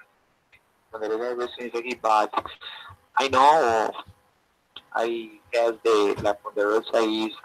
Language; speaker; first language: English; non-native, learner; Spanish